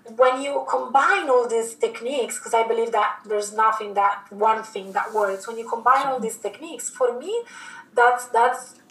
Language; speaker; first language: English; non-native, fluent; Italian